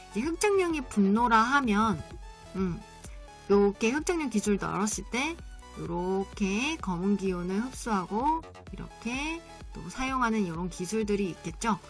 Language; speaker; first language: Korean; native; Korean